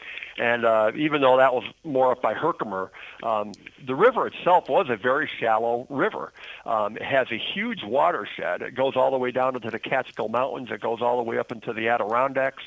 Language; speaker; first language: English; native; English